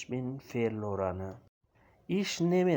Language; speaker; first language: German; non-native, learner; Urdu